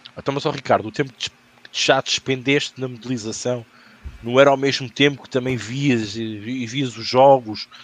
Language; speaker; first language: Portuguese; native; Portuguese